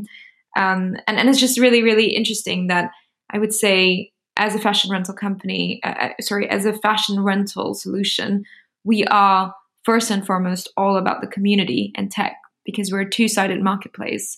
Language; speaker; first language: English; native; English